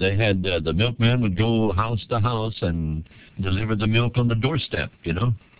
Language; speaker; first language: English; early bilingual, other home language; French